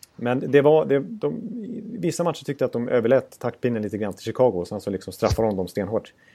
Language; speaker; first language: Swedish; native; Swedish